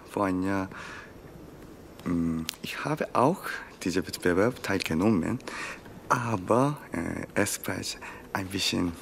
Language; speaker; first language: German; non-native, learner; Korean